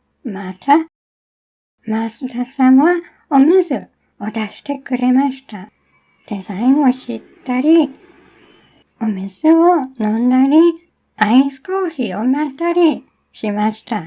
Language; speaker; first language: Japanese; non-native, learner; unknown